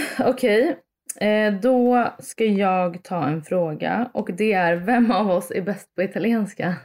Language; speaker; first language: Swedish; early bilingual, other home language; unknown